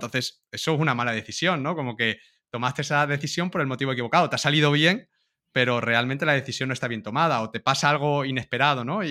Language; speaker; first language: Spanish; native; Spanish